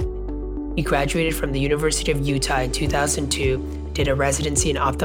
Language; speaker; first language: English; non-native, local second language; Bangla